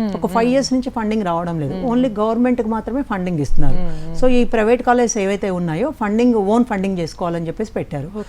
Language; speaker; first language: Telugu; native; Telugu